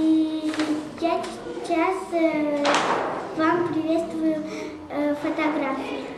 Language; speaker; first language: Russian; early bilingual, heritage; Russian